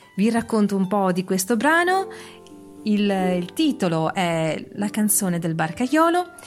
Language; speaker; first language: Italian; native; Italian